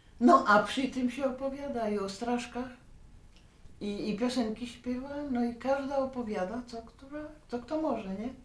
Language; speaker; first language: Polish; native; Polish